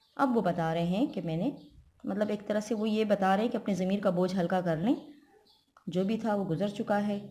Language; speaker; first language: Urdu; non-native, local second language; Pashto